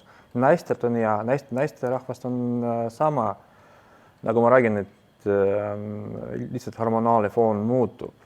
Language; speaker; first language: Estonian; non-native, local second language; Russian